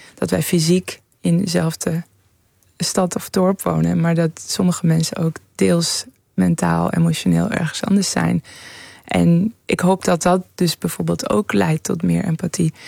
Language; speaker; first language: Dutch; early bilingual, other home language; Persian